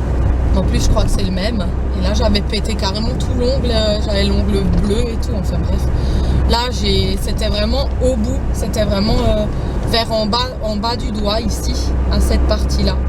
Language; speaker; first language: French; native; French